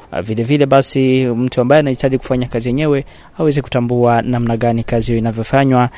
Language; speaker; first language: Swahili; non-native, local second language; Rundi